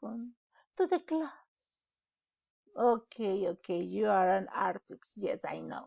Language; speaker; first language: English; non-native, learner; Spanish